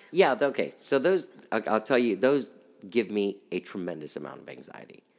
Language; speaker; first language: English; native; English